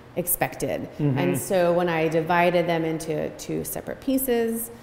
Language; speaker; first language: English; native; English